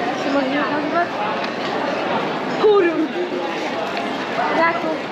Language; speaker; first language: Polish; early bilingual, heritage; Polish